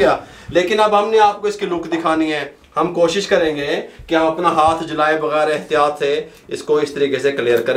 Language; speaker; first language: Hindi; non-native, local second language; Punjabi